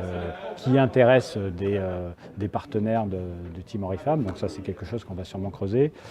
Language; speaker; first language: French; native; French